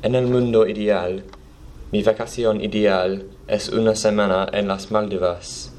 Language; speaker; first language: Spanish; non-native, learner; English